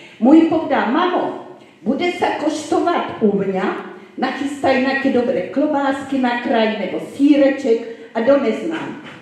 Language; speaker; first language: Czech; native; Czech